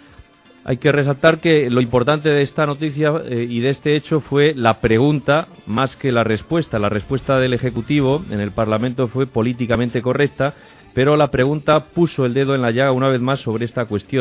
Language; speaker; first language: Spanish; native; Spanish